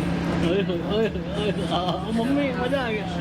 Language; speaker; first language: Hindi; native; Hindi